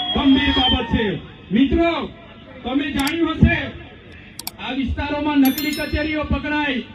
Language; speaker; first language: Gujarati; non-native, local second language; Vasavi